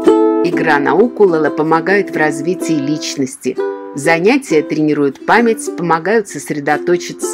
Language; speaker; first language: Russian; native; Russian